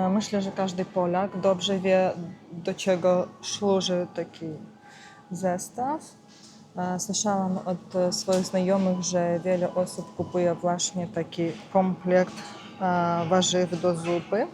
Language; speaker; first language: Polish; non-native, learner; Ukrainian